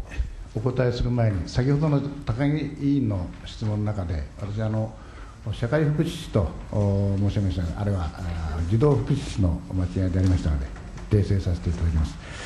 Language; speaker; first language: Japanese; native; Japanese